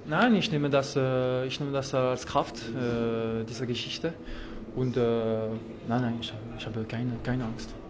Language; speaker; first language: German; non-native, local second language; French